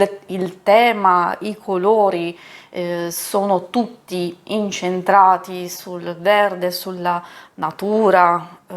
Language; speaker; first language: Italian; native; Italian